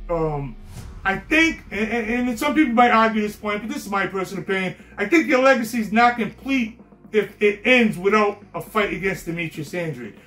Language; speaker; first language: English; native; English